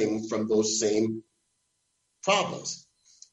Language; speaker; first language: English; native; English